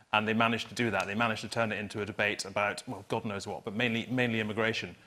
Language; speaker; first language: English; native; English